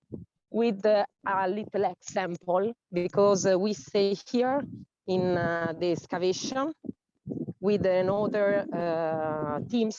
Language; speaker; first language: English; non-native, learner; Italian